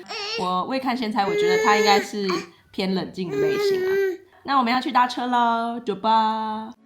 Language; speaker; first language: Chinese; non-native, fluent; Serbian